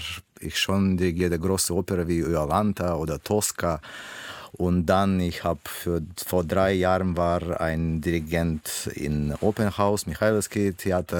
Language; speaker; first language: German; non-native, learner; Russian